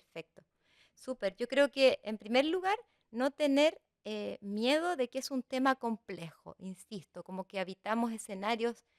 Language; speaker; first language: Spanish; native; Spanish